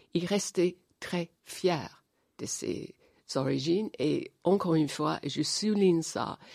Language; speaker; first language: French; non-native, fluent; English